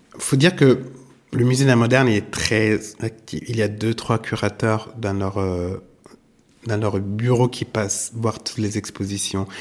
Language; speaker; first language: French; non-native, fluent; Italian